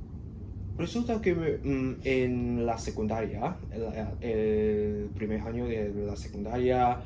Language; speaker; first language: Spanish; non-native, learner; Cantonese